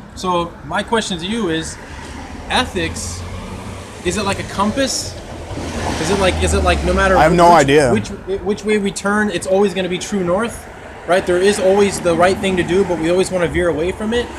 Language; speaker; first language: English; native; English